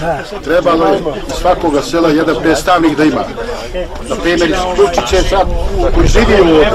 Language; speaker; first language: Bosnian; early bilingual, heritage; Bosnian